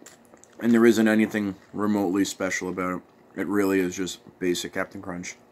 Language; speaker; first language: English; native; English